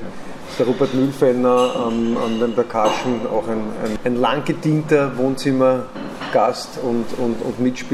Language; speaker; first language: German; native; German